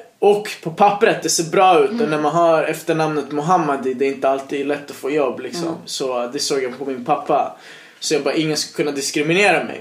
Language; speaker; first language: Swedish; early bilingual, other home language; Persian